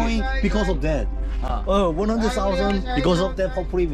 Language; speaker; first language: English; non-native, learner; Korean